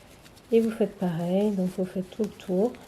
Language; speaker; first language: French; native; French